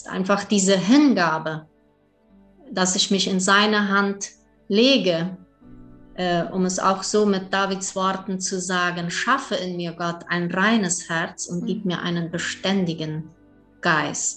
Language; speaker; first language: German; early bilingual, heritage; German